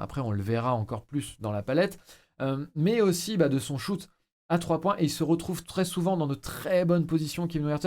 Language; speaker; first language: French; native; French